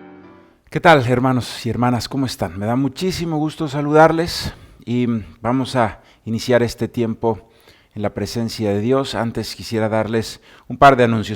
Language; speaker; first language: Spanish; native; Spanish